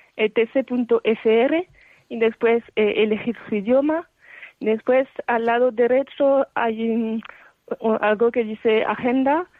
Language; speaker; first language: Spanish; non-native, fluent; French